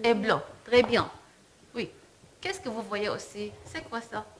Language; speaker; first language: French; non-native, fluent; Arabic